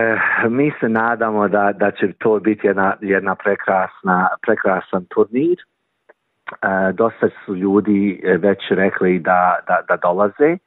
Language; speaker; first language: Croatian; early bilingual, heritage; Croatian